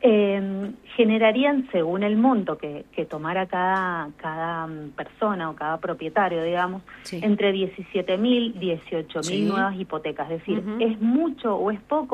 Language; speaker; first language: Spanish; native; Spanish